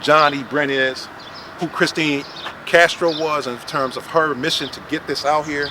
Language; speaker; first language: English; native; English